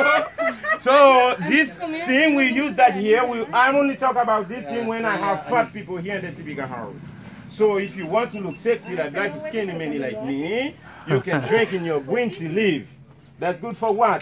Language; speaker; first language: English; non-native, learner; Spanish